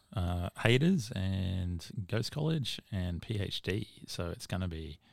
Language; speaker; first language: English; native; English